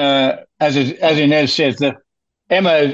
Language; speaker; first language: English; native; English